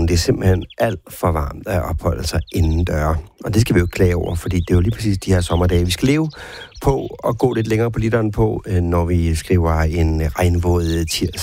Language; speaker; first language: Danish; native; Danish